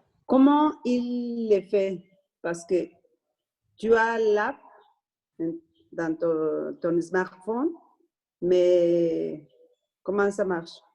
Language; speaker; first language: French; non-native, learner; Spanish